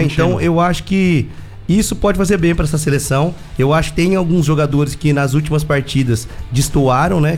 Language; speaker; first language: Portuguese; native; Portuguese